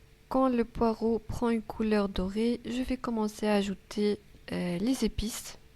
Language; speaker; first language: French; non-native, local second language; Arabic